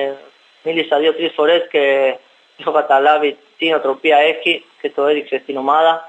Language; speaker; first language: Greek; non-native, learner; Spanish